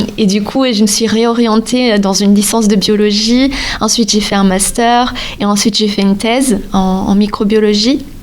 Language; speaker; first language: French; non-native, fluent; Portuguese